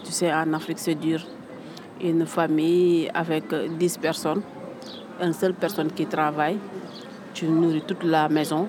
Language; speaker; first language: French; non-native, local second language; Fula